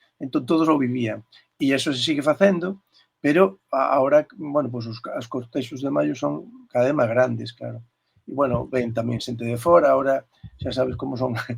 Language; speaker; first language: Galician; native; Galician